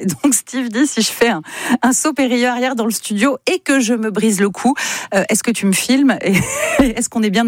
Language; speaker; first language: French; native; French